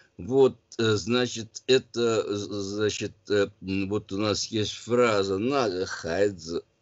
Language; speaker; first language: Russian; native; Russian